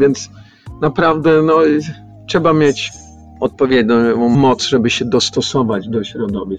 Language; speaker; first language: Polish; early bilingual, heritage; Polish